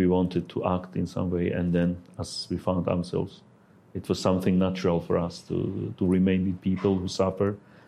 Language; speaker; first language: English; non-native, fluent; Ukrainian